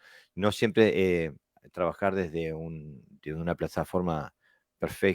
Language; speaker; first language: Spanish; native; Spanish